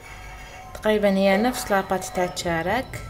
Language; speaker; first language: Arabic; native; Arabic